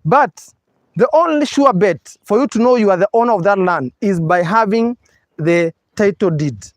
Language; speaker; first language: English; non-native, local second language; Swahili